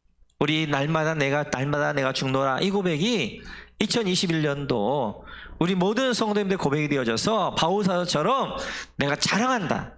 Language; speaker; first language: Korean; native; Korean